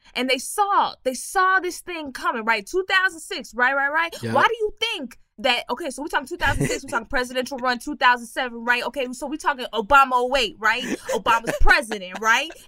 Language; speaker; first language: English; native; English